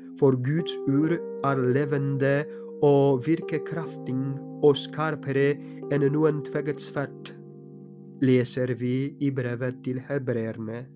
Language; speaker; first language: Norwegian; non-native, fluent; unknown